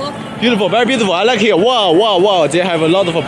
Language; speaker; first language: English; non-native, learner; Chinese